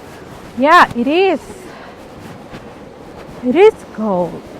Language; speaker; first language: English; non-native, learner; Filipino